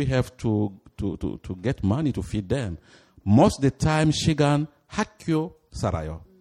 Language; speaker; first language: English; non-native, fluent; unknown